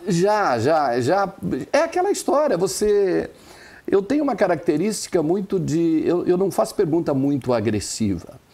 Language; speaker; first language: Portuguese; non-native, local second language; German